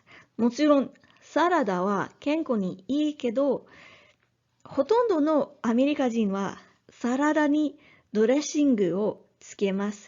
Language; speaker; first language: Japanese; non-native, learner; English